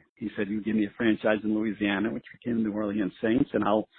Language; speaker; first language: English; native; English